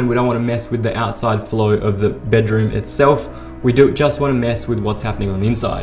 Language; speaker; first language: English; native; English